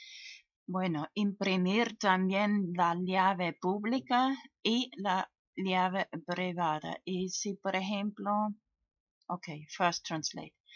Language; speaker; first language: Spanish; non-native, fluent; German